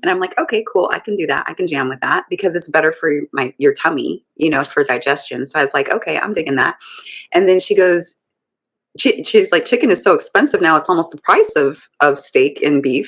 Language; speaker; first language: English; native; English